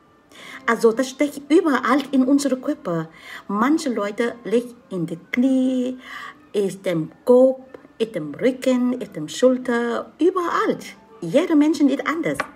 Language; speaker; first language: German; non-native, learner; Vietnamese